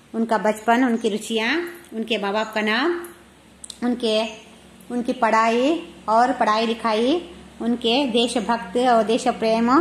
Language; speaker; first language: Hindi; non-native, local second language; Kannada